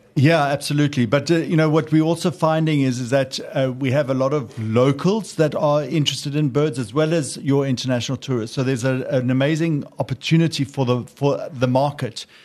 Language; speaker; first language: English; native; English